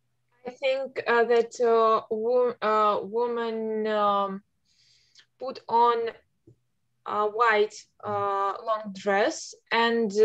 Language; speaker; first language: English; non-native, learner; Russian